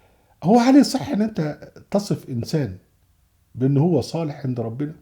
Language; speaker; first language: Arabic; native; Arabic